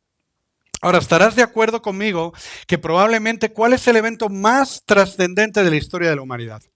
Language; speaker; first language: Spanish; native; Spanish